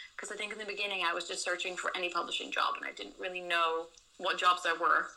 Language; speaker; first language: English; non-native, fluent; Dutch